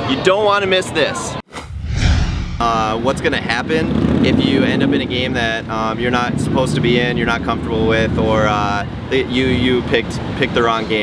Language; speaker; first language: English; native; English